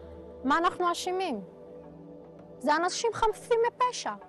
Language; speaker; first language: Hebrew; non-native, local second language; Arabic